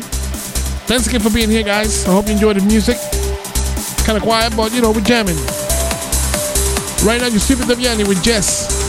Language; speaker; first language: English; non-native, local second language; Spanish